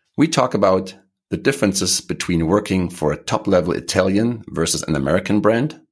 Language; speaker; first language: English; non-native, fluent; German